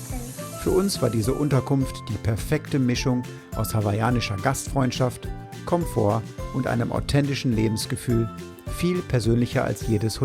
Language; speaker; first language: German; native; German